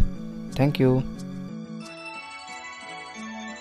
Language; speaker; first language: English; non-native, local second language; Bangla